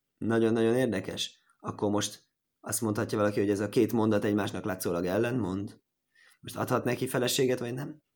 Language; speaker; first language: Hungarian; early bilingual, heritage; Hungarian